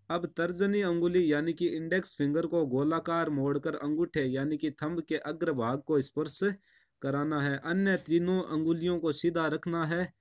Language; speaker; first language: Hindi; native; Hindi